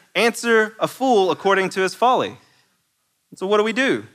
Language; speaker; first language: English; native; English